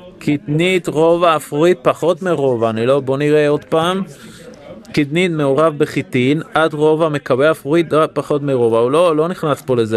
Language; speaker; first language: Hebrew; non-native, fluent; English